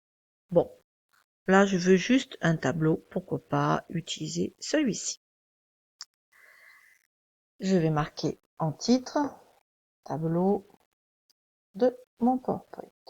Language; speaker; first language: French; native; French